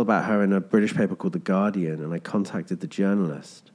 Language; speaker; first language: English; native; English